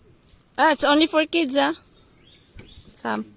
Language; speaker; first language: English; non-native, local second language; Filipino